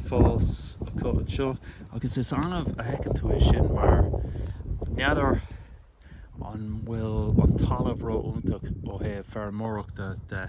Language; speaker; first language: Irish; native; Irish